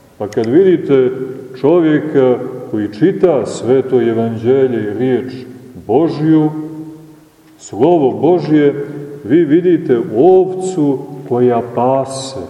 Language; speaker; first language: Serbian; native; Serbian